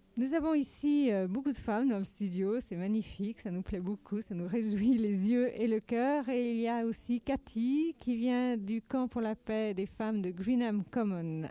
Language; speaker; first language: French; native; French